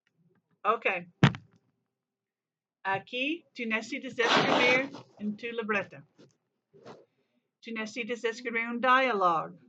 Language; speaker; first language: Spanish; non-native, learner; English